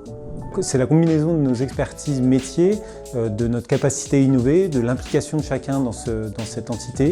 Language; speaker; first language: French; native; French